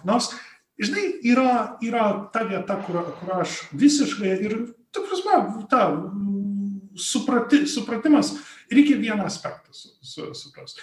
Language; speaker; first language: Lithuanian; native; Lithuanian